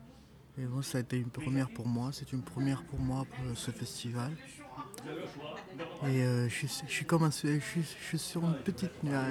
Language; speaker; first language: French; non-native, local second language; Malagasy